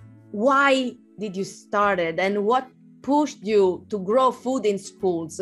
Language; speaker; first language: English; non-native, fluent; Italian